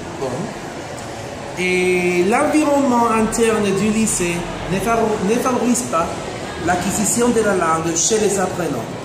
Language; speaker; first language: French; non-native, learner; Spanish